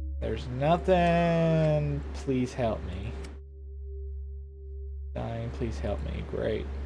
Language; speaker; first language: English; native; English